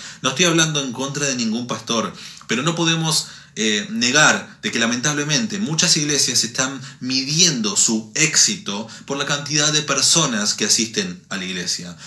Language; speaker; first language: Spanish; native; Spanish